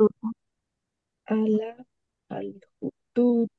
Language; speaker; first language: Arabic; non-native, learner; Spanish